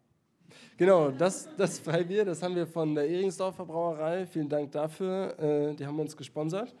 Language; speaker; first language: German; native; German